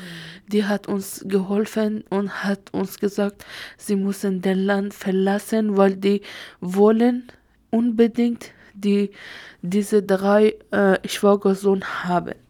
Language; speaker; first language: German; non-native, learner; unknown